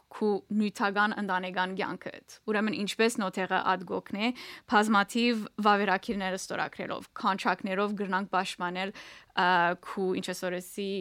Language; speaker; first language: Armenian; early bilingual, heritage; Armenian